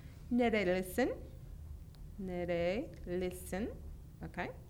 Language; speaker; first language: Turkish; non-native, learner; English